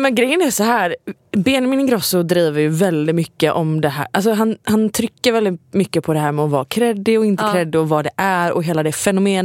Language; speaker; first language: Swedish; native; Swedish